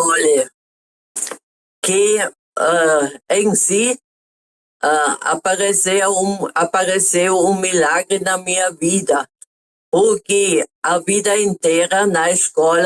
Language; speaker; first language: Portuguese; non-native, fluent; German